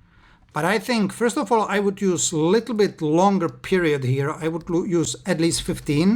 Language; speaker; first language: English; non-native, fluent; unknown